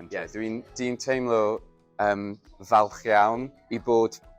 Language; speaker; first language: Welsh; non-native, learner; English